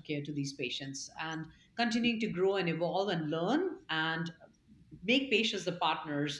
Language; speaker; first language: English; non-native, local second language; Hindi